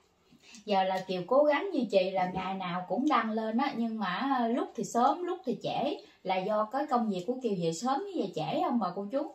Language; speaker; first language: Vietnamese; native; Vietnamese